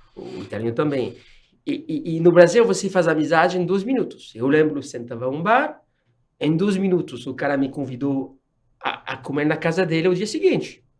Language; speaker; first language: Portuguese; non-native, fluent; French